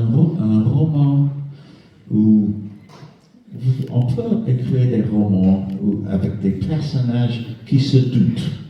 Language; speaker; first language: French; non-native, fluent; English